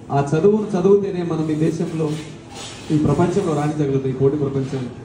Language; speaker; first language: Telugu; non-native, local second language; Lambadi